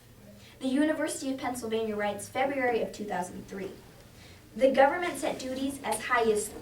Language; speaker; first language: English; native; English